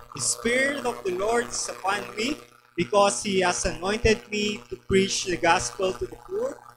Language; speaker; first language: English; non-native, local second language; Filipino